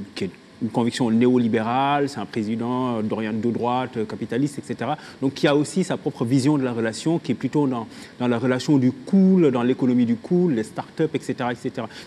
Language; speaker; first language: French; non-native, local second language; Wolof